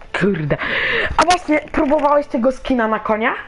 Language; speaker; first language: Polish; native; Polish